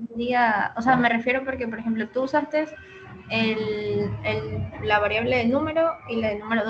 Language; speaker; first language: Spanish; native; Spanish